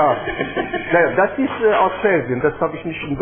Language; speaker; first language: German; non-native, fluent; Persian